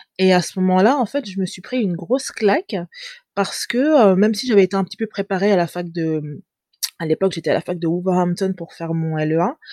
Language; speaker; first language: French; native; French